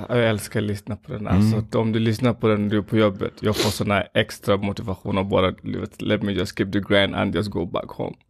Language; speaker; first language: Swedish; non-native, fluent; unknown